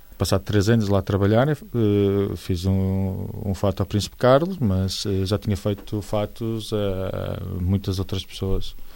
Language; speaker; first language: Portuguese; native; Portuguese